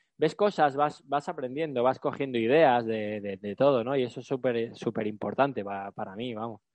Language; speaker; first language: Spanish; native; Spanish